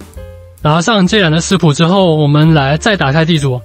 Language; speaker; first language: Chinese; native; Chinese